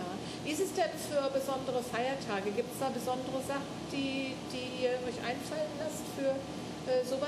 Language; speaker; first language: German; native; German